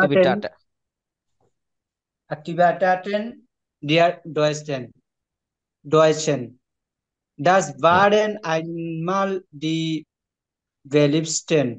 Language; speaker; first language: German; non-native, learner; Bangla